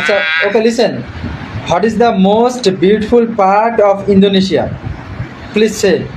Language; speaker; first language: English; non-native, learner; Bangla